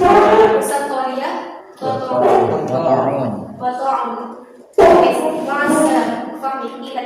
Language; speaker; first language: Arabic; non-native, learner; Indonesian